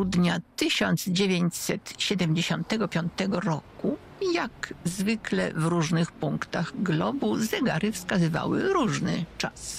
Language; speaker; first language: Polish; native; Polish